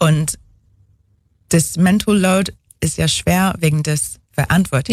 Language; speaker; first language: German; non-native, fluent; English